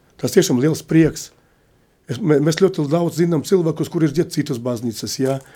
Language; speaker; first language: Latvian; non-native, local second language; Russian